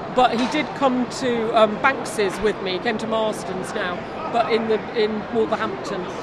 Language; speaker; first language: English; native; English